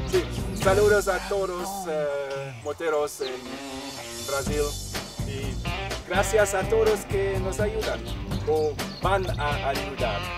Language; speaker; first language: Spanish; non-native, learner; German